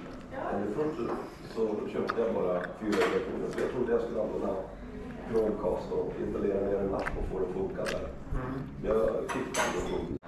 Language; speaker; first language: Swedish; native; Swedish